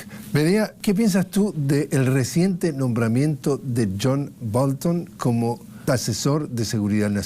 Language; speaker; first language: Spanish; native; Spanish